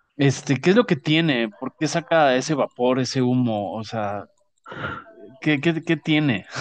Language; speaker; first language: Spanish; native; Spanish